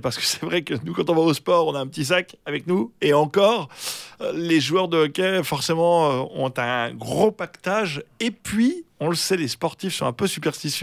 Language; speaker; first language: French; native; French